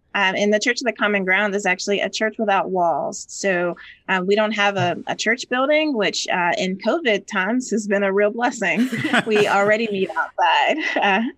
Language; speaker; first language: English; native; English